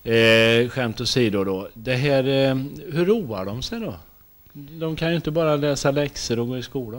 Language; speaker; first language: Swedish; native; Swedish